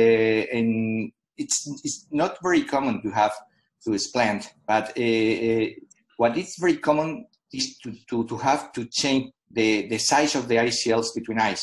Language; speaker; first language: English; non-native, fluent; Spanish